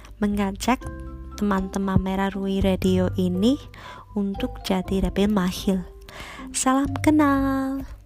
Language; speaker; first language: Indonesian; early bilingual, heritage; Japanese